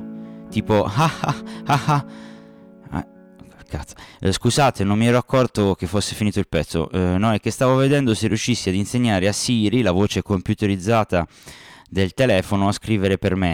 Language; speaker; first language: Italian; native; Italian